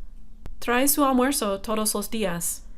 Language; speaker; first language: Spanish; non-native, fluent; English